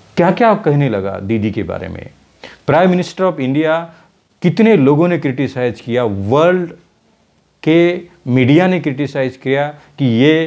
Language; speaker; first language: Hindi; non-native, local second language; Marathi